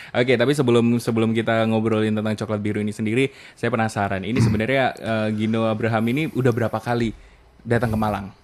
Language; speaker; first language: Indonesian; native; Indonesian